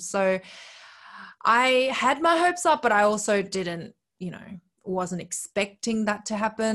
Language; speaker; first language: English; early bilingual, other home language; Korean